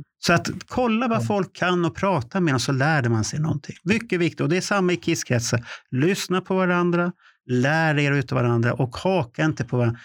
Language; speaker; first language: Swedish; native; Swedish